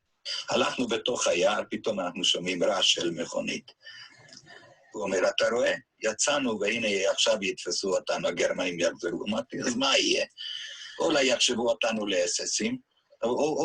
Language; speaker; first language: Hebrew; non-native, fluent; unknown